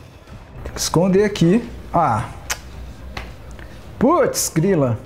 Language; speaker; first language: Portuguese; native; Portuguese